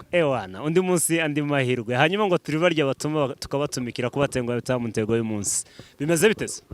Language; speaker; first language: Kinyarwanda; native; Kinyarwanda